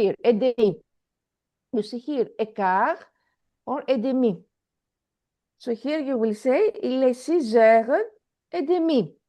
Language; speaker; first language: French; non-native, fluent; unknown